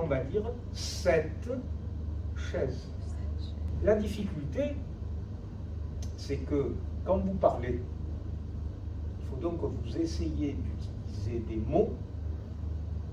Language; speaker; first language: French; native; French